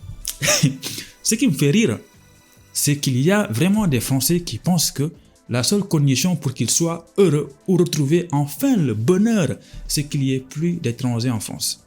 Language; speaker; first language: French; non-native, local second language; Wolof